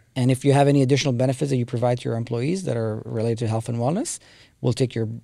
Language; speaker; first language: English; non-native, fluent; Hebrew